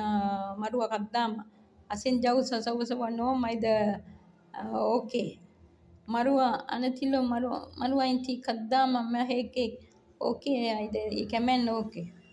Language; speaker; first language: Arabic; non-native, learner; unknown